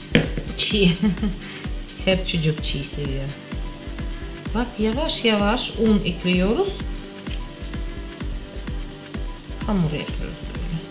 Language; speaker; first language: Turkish; non-native, learner; Russian